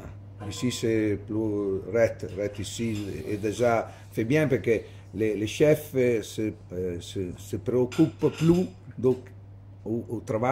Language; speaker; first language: French; non-native, learner; Italian